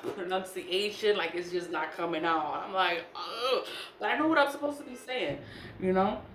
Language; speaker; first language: English; native; English